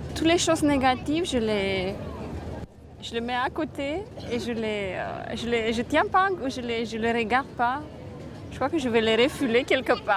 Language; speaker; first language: French; non-native, fluent; Romanian